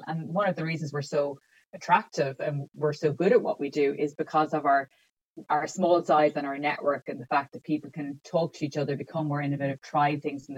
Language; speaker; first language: English; native; English